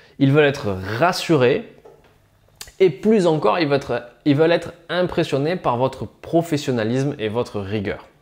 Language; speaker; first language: French; native; French